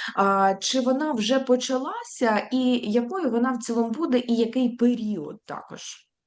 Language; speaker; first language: Ukrainian; native; Ukrainian